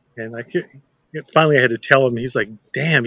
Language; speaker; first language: English; native; English